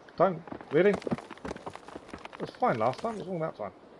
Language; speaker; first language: English; native; English